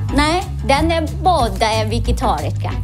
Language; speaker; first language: Swedish; non-native, learner; Thai